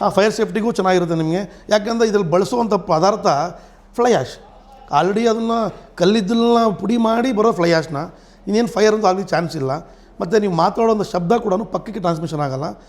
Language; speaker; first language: Kannada; non-native, local second language; Telugu